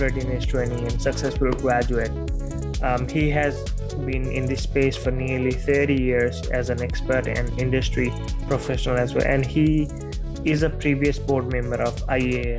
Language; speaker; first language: English; non-native, fluent; Nepali